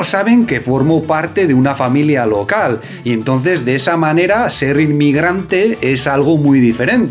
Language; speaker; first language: Spanish; native; Spanish